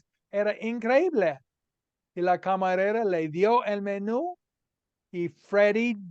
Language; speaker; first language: Spanish; non-native, fluent; English